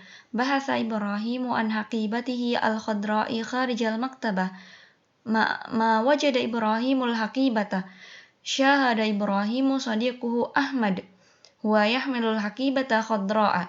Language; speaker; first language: Arabic; non-native, fluent; Indonesian